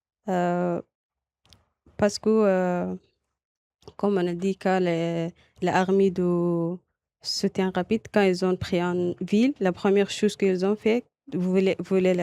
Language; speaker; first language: French; non-native, learner; Arabic